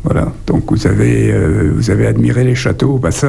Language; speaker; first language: French; native; French